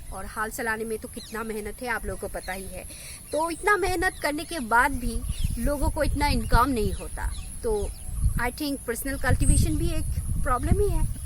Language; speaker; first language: Hindi; non-native, local second language; Assamese